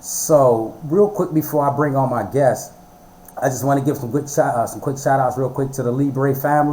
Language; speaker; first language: English; native; English